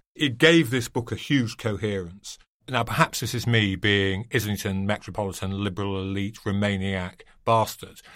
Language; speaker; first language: English; native; English